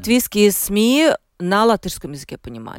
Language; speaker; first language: Russian; native; Russian